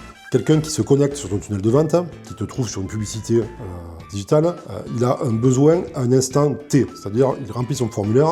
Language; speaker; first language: French; native; French